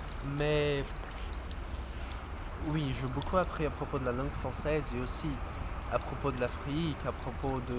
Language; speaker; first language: French; non-native, fluent; Portuguese